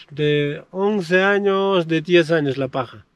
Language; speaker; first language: Spanish; non-native, local second language; Quechua